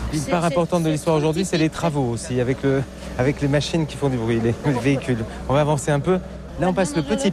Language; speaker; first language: French; native; French